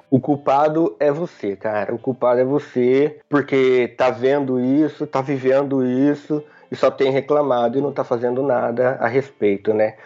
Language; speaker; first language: Portuguese; native; Portuguese